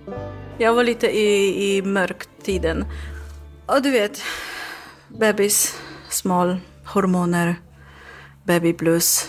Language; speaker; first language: Swedish; non-native, learner; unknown